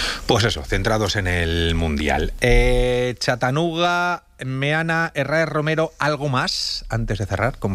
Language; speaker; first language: Spanish; native; Spanish